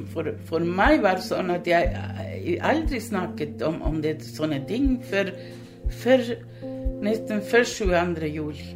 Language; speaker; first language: Norwegian; non-native, fluent; Spanish